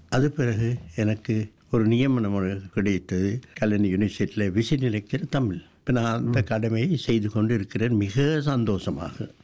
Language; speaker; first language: Tamil; non-native, local second language; Sinhala